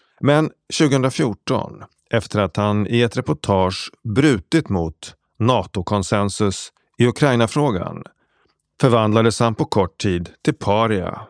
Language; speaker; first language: Swedish; native; Swedish